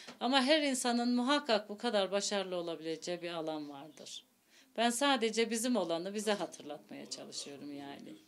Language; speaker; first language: Turkish; early bilingual, heritage; Turkish